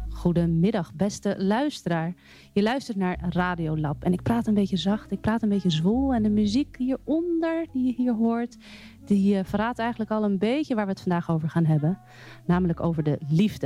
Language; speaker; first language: Dutch; native; Dutch